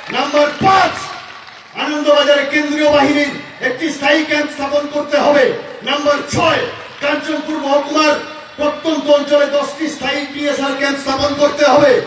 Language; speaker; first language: Bangla; native; Bangla